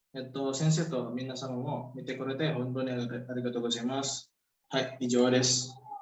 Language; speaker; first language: Japanese; non-native, learner; Indonesian